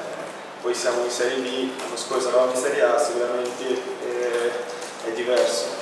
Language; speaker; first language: Italian; non-native, fluent; Portuguese